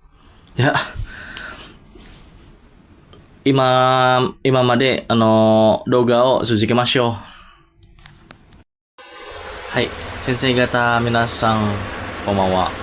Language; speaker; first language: Japanese; non-native, learner; Indonesian